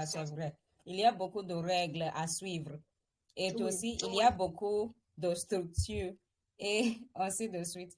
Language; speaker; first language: French; non-native, fluent; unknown